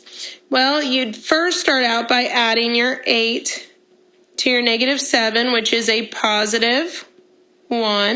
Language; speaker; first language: English; native; English